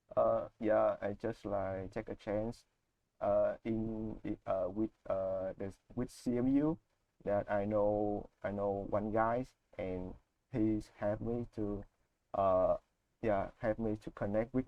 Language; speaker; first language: English; non-native, learner; Vietnamese